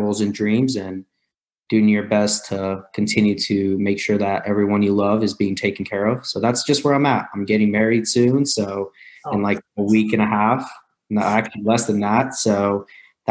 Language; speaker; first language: English; native; English